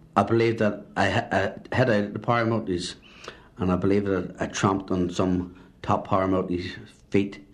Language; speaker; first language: English; native; English